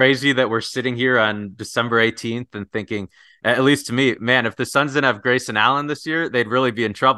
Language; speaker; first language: English; native; English